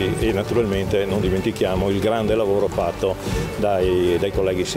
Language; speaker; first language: Italian; native; Italian